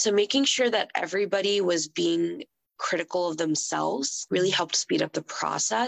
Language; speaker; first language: English; native; English